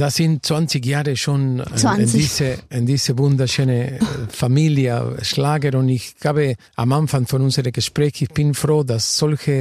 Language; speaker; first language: German; non-native, fluent; Spanish